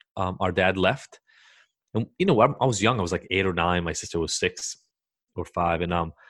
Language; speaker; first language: English; early bilingual, other home language; Hebrew